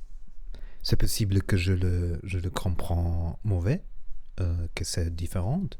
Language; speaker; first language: French; non-native, learner; Spanish